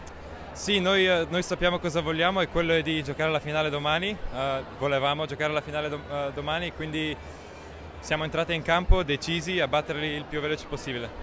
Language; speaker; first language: Italian; non-native, fluent; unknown